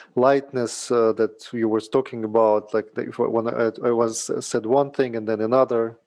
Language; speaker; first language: English; non-native, learner; Russian